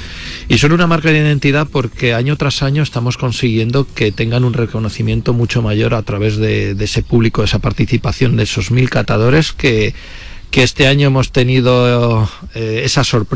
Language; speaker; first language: Spanish; native; Spanish